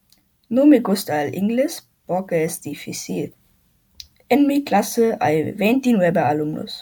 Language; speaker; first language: Spanish; non-native, learner; German